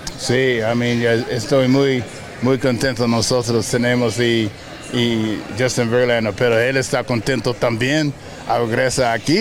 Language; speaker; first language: Spanish; non-native, learner; English